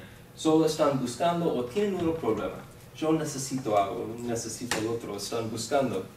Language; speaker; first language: Spanish; non-native, fluent; English